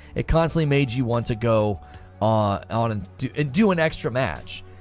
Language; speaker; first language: English; native; English